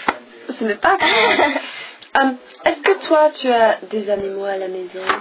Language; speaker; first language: French; non-native, fluent; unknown